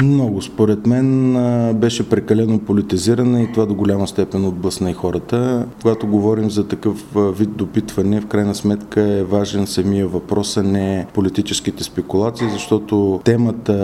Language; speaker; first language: Bulgarian; native; Bulgarian